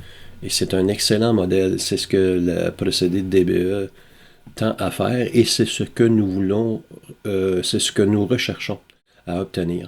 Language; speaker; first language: French; native; French